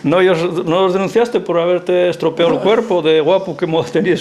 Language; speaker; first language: Spanish; native; Spanish